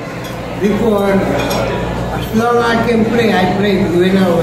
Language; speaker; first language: English; non-native, learner; Filipino